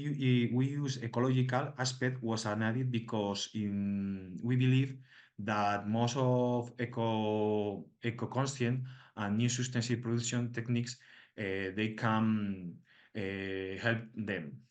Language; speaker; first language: English; non-native, learner; Spanish